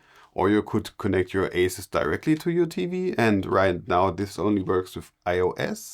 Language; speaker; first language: English; non-native, fluent; German